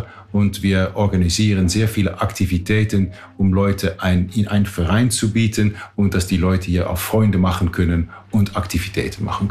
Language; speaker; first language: German; non-native, fluent; Dutch